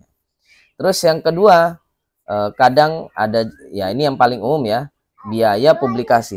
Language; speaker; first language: Indonesian; native; Indonesian